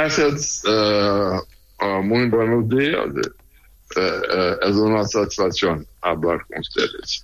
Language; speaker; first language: Spanish; non-native, learner; Portuguese